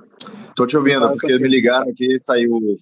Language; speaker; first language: Portuguese; native; Portuguese